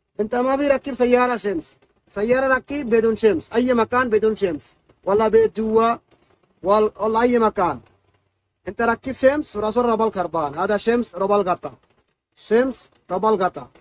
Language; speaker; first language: Arabic; non-native, learner; Bangla